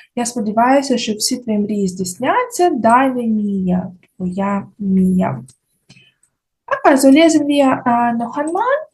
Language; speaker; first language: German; non-native, fluent; Ukrainian